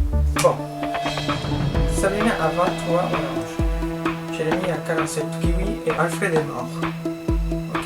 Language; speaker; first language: French; native; French